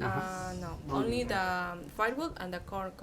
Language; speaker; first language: English; non-native, fluent; Spanish